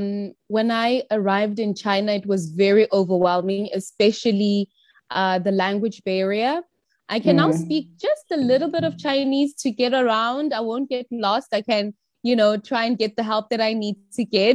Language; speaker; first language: English; non-native, local second language; Tsonga